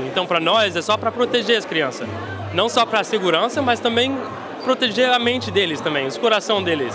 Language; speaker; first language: Portuguese; early bilingual, heritage; Portuguese